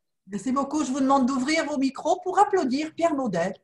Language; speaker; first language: French; native; French